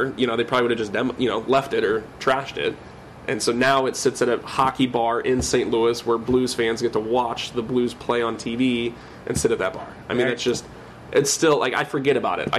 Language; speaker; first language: English; native; English